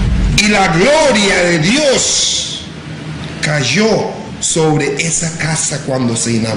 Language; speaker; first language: Spanish; non-native, local second language; English